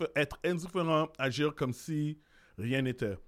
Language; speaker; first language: French; non-native, local second language; English